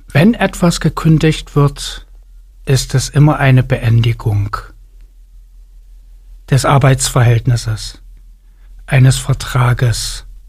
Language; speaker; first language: German; native; German